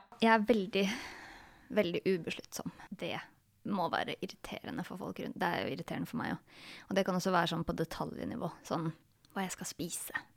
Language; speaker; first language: Norwegian; native; Norwegian